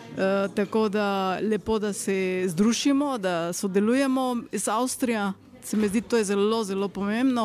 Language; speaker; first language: Slovenian; non-native, fluent; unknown